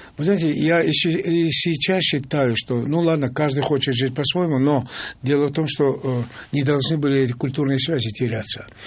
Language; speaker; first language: Russian; non-native, local second language; Georgian